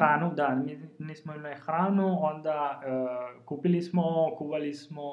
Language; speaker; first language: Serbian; non-native, learner; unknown